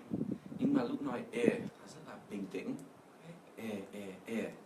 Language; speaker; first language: Vietnamese; non-native, fluent; English